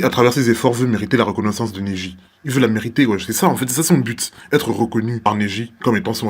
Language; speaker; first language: French; native; French